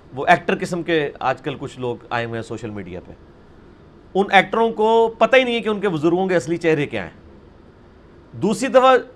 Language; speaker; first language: Urdu; non-native, local second language; Punjabi